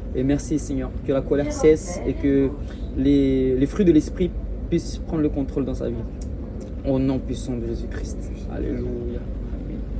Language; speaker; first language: French; early bilingual, other home language; Portuguese